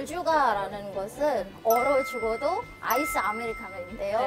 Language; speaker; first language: Korean; non-native, fluent; Indonesian